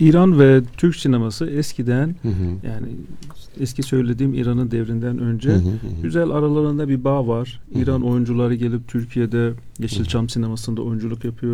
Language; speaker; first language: Turkish; non-native, fluent; Azerbaijani